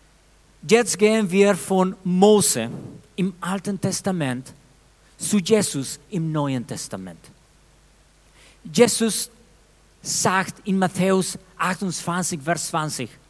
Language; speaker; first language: German; non-native, fluent; Spanish